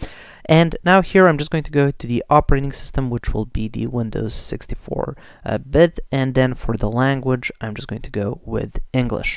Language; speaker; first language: English; non-native, fluent; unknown